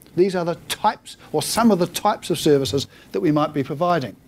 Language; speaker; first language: English; native; English